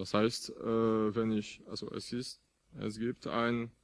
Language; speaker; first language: German; non-native, fluent; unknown